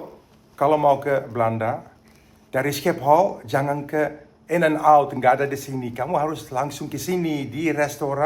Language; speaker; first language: Indonesian; early bilingual, heritage; Indonesian